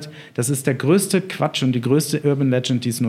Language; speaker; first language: German; native; German